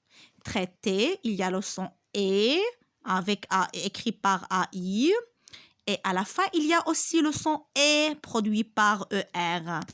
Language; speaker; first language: French; non-native, local second language; Arabic